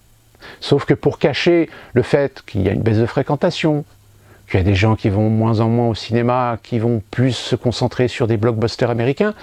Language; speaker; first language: French; native; French